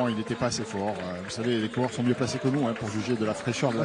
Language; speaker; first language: French; native; French